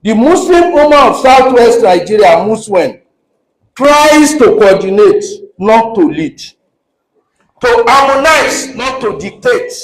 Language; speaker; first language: English; non-native, local second language; Yoruba